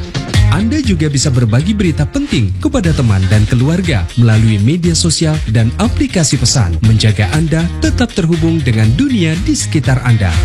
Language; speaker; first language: Indonesian; native; Indonesian